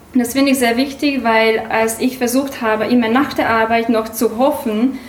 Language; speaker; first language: German; non-native, fluent; Hungarian